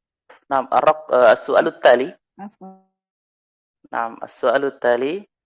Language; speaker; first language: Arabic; non-native, fluent; Indonesian